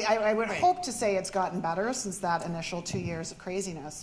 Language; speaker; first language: English; native; English